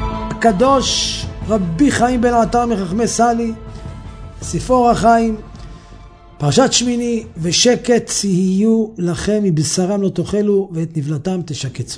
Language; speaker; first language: Hebrew; native; Hebrew